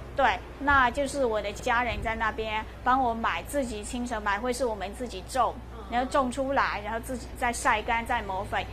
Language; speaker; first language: Chinese; native; Chinese